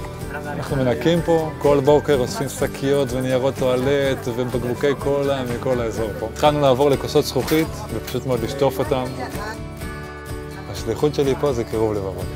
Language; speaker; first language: Hebrew; native; Hebrew